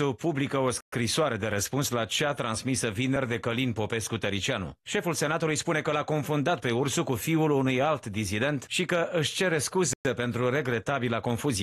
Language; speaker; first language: Romanian; native; Romanian